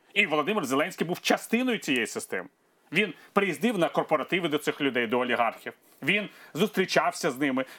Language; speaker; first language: Ukrainian; non-native, local second language; Russian